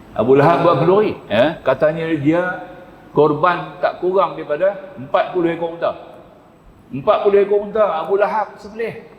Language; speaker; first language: Malay; native; Malay